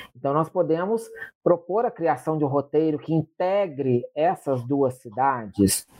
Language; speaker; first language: Portuguese; native; Portuguese